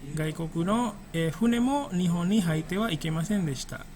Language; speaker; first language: Japanese; non-native, fluent; Indonesian